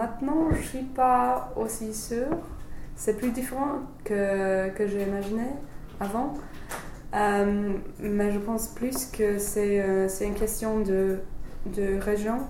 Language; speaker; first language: French; non-native, fluent; English